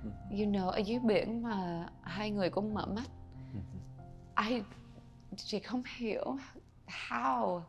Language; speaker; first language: Vietnamese; early bilingual, other home language; English